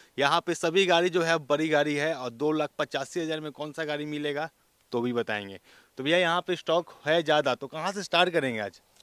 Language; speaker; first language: Hindi; native; Hindi